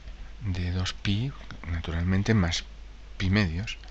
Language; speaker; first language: Spanish; native; Spanish